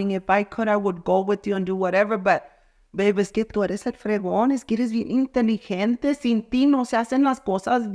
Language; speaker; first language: Spanish; early bilingual, other home language; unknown